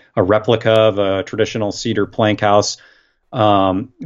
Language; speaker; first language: English; native; English